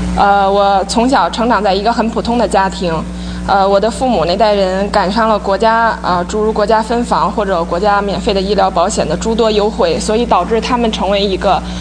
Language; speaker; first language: Chinese; native; Chinese